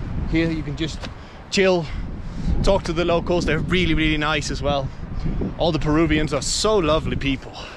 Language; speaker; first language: English; non-native, fluent; Danish